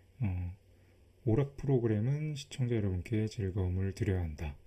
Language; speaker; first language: Korean; native; Korean